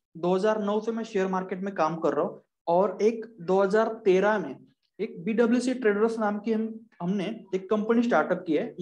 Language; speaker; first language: Hindi; non-native, local second language; Marathi